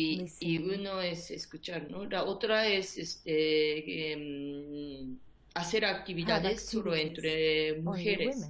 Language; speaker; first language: Spanish; non-native, learner; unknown